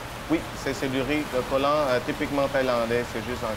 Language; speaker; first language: French; non-native, fluent; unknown